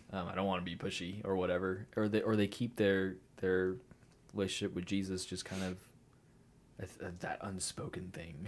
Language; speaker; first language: English; native; English